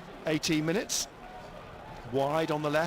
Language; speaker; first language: English; native; English